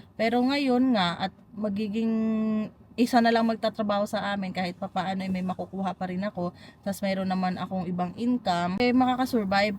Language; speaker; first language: Filipino; native; Filipino